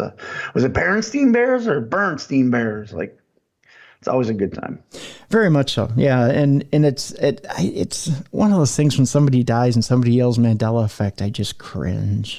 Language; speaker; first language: English; native; English